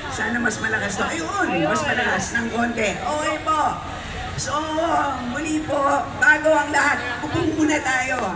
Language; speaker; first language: Filipino; native; Filipino